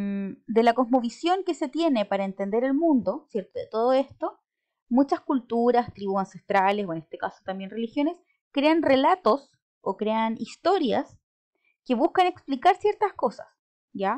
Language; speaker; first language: Spanish; native; Spanish